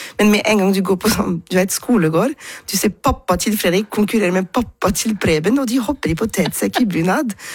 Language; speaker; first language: Norwegian; non-native, fluent; French